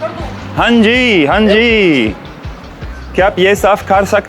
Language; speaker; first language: Hindi; non-native, learner; English